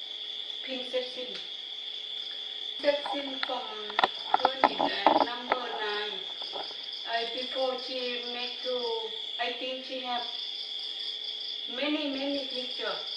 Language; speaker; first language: English; non-native, learner; Thai